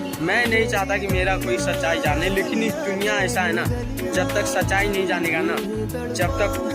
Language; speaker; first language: Hindi; non-native, local second language; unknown